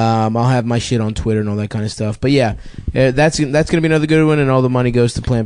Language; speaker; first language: English; native; English